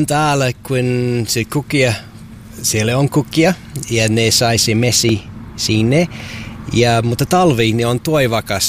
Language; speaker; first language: Finnish; non-native, learner; English